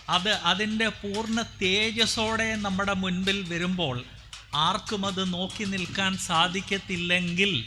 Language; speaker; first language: Malayalam; non-native, local second language; Hindi